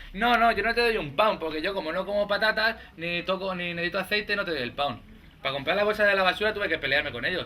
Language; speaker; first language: Spanish; native; Spanish